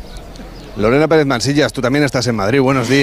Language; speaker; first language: Spanish; native; Spanish